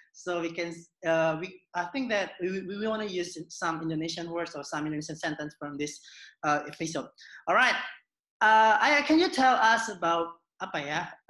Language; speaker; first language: English; non-native, learner; Indonesian